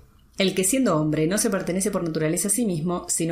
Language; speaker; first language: Spanish; native; Spanish